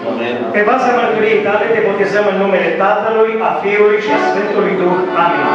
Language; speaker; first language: Romanian; native; Romanian